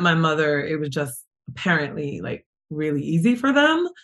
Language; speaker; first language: English; native; English